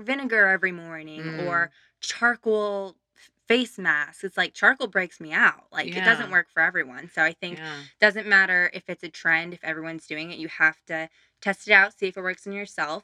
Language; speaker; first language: English; native; English